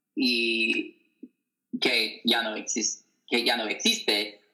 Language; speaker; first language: Spanish; non-native, fluent; English